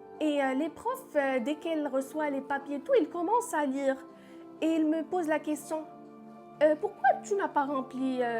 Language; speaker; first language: French; non-native, local second language; Arabic